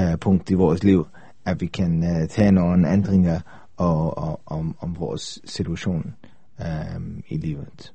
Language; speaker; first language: Danish; non-native, fluent; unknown